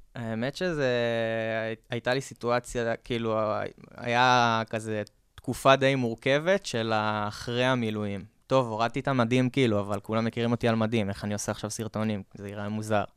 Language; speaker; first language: Hebrew; native; Hebrew